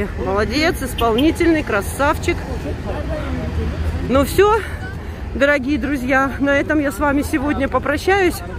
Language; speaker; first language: Russian; native; Russian